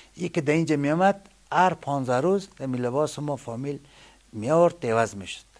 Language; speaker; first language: Persian; native; Persian